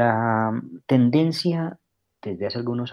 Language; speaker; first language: Spanish; native; Spanish